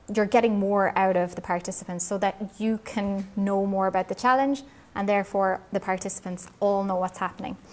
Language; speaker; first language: English; native; English